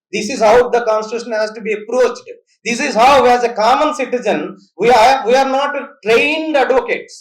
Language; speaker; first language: English; non-native, local second language; Telugu